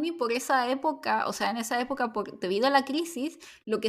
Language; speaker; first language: Spanish; native; Spanish